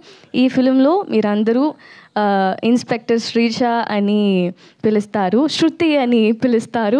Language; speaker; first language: Telugu; non-native, learner; Tamil